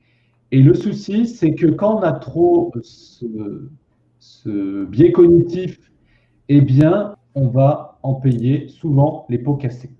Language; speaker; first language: French; native; French